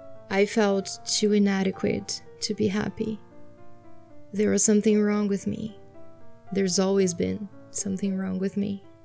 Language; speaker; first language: English; non-native, fluent; Portuguese